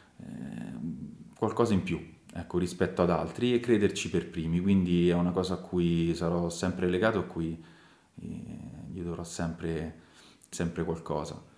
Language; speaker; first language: Italian; native; Italian